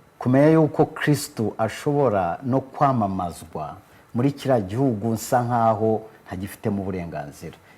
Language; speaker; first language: Kinyarwanda; early bilingual, heritage; Kinyarwanda